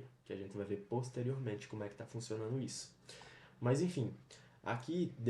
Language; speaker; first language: Portuguese; native; Portuguese